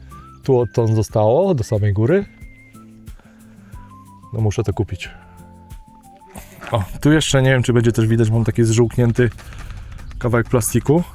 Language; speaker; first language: Polish; native; Polish